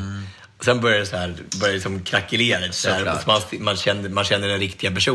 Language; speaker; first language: Swedish; native; Swedish